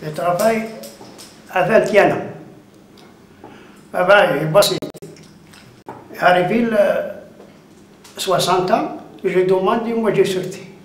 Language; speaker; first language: French; non-native, learner; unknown